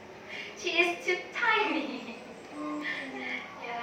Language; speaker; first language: English; non-native, learner; Thai